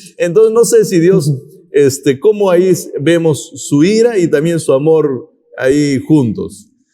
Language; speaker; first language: Spanish; native; Spanish